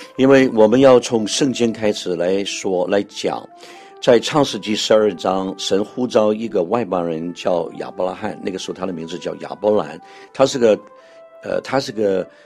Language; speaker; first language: Chinese; non-native, local second language; Cantonese